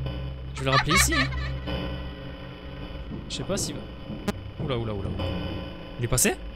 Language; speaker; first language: French; native; French